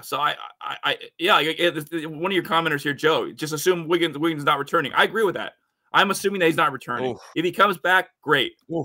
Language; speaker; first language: English; native; English